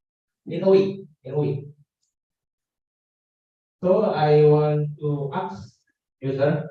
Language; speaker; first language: English; non-native, learner; Indonesian